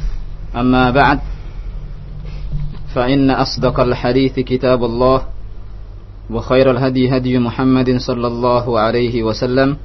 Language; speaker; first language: Arabic; non-native, fluent; Indonesian